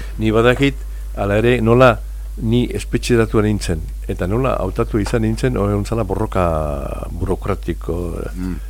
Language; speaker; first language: Basque; native; Basque